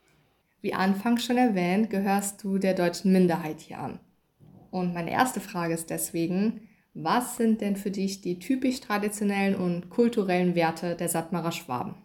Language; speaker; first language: German; native; German